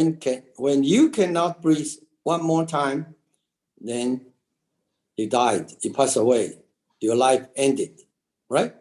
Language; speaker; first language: English; non-native, local second language; Chinese